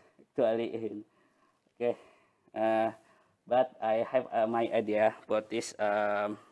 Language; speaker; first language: English; non-native, learner; Banjar